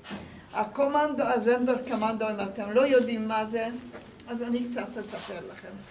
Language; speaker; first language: Hebrew; non-native, fluent; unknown